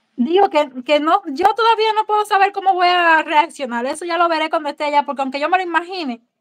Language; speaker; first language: Spanish; native; Spanish